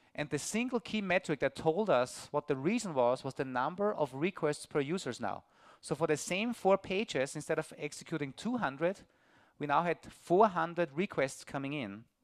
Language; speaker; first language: English; non-native, fluent; German